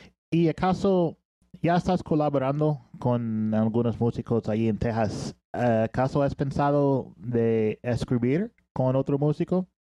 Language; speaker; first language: Spanish; non-native, fluent; English